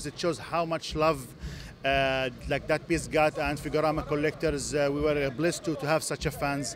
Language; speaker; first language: English; non-native, fluent; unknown